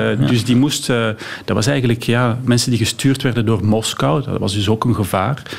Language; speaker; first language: Dutch; native; Dutch